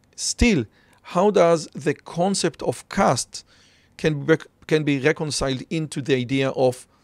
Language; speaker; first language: English; non-native, fluent; Hebrew